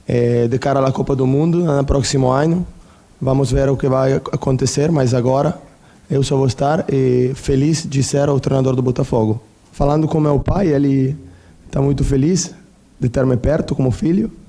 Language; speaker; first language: Portuguese; non-native, fluent; Italian